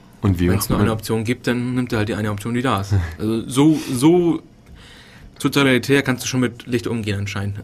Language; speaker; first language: German; native; German